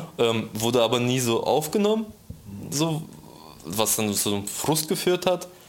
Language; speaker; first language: German; early bilingual, other home language; Russian